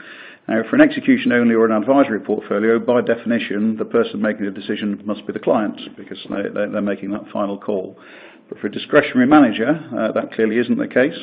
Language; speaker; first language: English; native; English